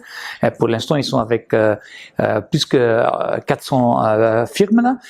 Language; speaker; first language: French; non-native, local second language; Dutch